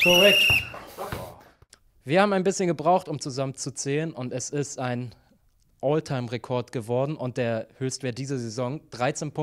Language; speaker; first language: German; native; German